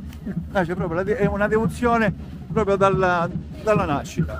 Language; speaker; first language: Italian; native; Italian